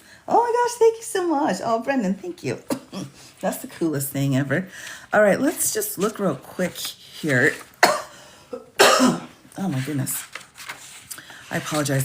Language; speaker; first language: English; native; English